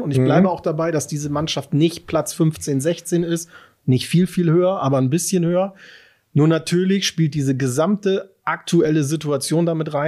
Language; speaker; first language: German; native; German